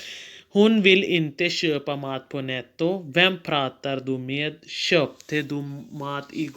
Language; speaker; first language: Swedish; non-native, fluent; Urdu